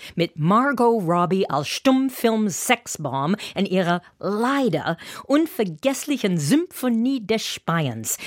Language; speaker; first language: German; non-native, fluent; English